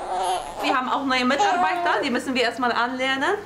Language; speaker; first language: German; non-native, fluent; Italian